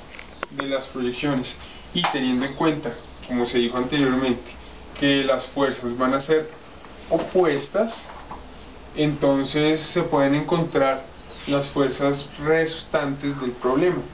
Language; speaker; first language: Spanish; native; Spanish